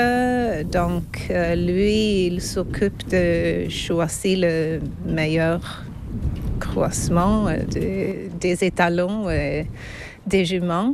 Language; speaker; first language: French; non-native, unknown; Swedish